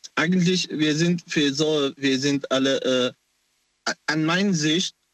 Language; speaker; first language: German; non-native, learner; Persian